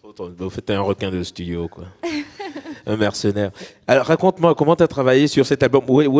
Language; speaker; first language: French; native; French